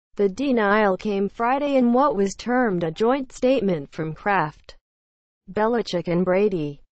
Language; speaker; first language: English; native; English